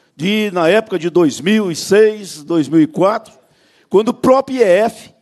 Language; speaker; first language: Portuguese; native; Portuguese